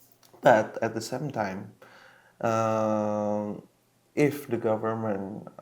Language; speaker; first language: English; non-native, local second language; Indonesian